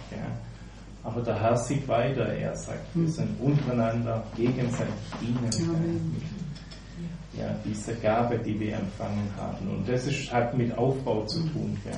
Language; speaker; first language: German; native; German